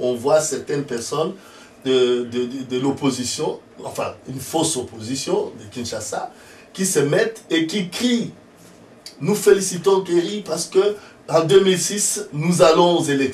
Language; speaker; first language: French; non-native, local second language; Lingala